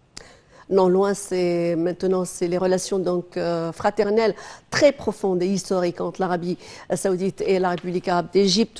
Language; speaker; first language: French; non-native, fluent; Arabic